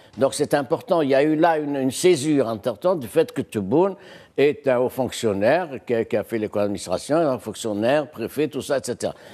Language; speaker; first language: French; non-native, local second language; Arabic